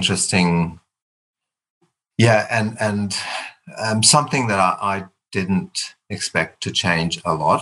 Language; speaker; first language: English; non-native, local second language; Tamil